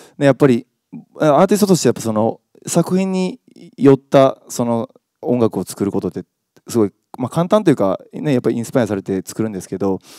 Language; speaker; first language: Japanese; native; Japanese